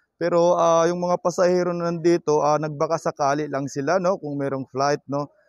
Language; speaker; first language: Filipino; non-native, local second language; Cebuano